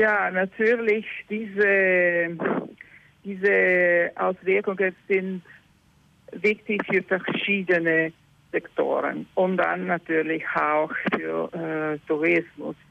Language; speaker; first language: German; non-native, learner; Italian